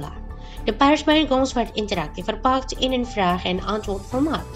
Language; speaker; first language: Dutch; non-native, local second language; Indonesian